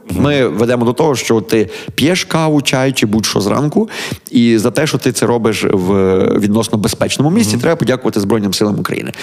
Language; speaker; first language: Ukrainian; native; Ukrainian